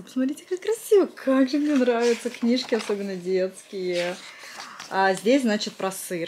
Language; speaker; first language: Russian; native; Russian